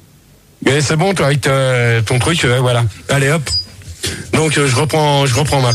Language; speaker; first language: French; native; French